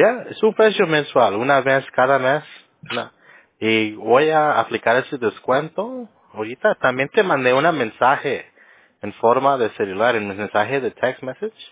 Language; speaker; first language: Spanish; early bilingual, heritage; Spanish